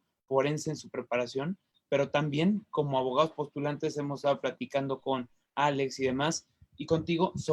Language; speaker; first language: Spanish; native; Spanish